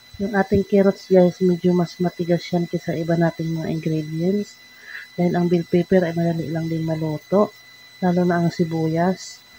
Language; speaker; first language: Filipino; non-native, local second language; Cebuano